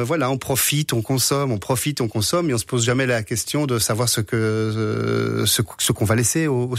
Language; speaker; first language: French; native; French